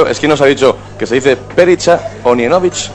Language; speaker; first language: Spanish; native; Spanish